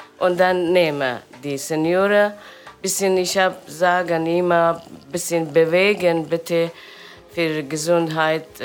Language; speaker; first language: German; non-native, learner; Persian